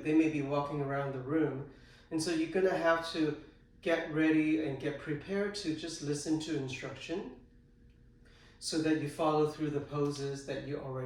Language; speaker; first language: English; native; English